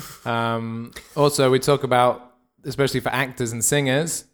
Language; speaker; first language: English; native; English